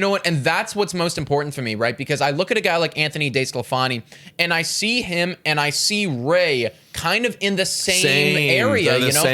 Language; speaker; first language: English; native; English